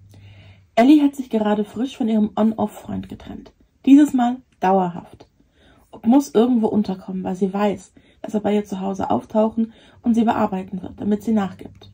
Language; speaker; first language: German; native; German